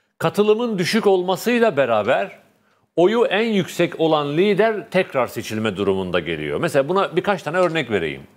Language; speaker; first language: Turkish; native; Turkish